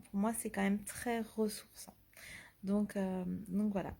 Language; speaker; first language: French; native; French